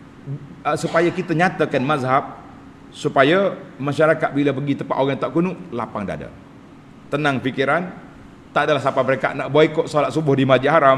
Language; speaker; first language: Malay; native; Malay